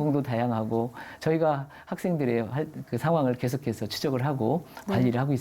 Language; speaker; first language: Korean; native; Korean